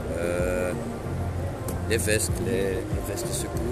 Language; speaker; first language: French; non-native, local second language; Dutch